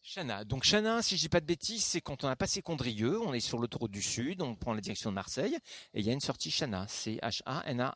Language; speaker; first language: French; native; French